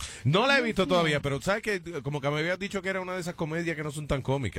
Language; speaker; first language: Spanish; native; Spanish